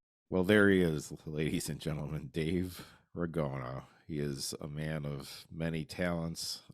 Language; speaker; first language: English; native; English